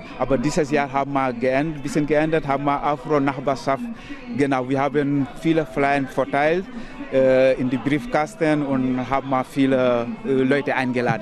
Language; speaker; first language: German; non-native, learner; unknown